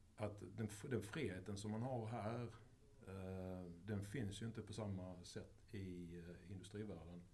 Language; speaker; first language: Swedish; native; Swedish